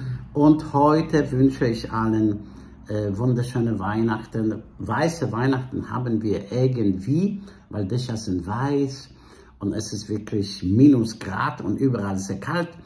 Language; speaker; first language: German; non-native, fluent; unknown